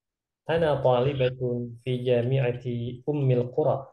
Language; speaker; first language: Arabic; non-native, fluent; Indonesian